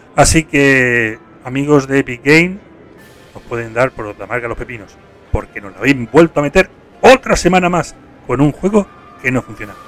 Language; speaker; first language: Spanish; native; Spanish